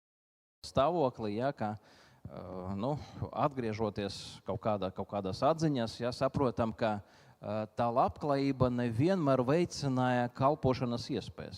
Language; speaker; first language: Latvian; non-native, local second language; Russian